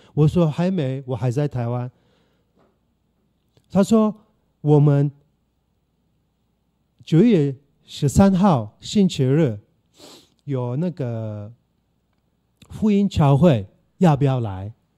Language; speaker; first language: Chinese; non-native, fluent; Turkish